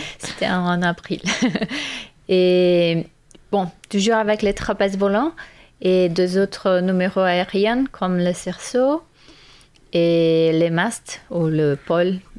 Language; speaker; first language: French; non-native, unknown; Portuguese